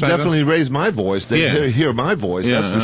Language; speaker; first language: English; native; English